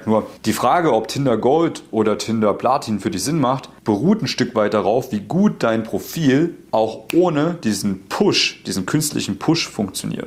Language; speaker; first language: German; native; German